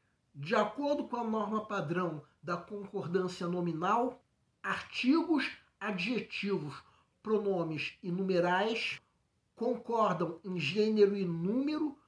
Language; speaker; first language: Portuguese; native; Portuguese